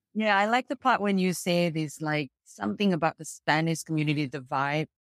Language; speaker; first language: English; non-native, fluent; Indonesian